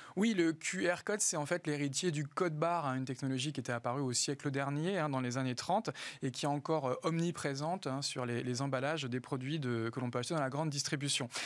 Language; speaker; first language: French; native; French